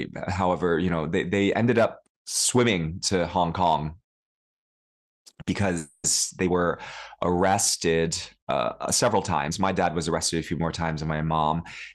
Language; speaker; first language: English; early bilingual, other home language; Cantonese